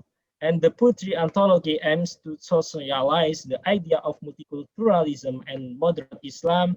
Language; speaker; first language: English; non-native, local second language; Indonesian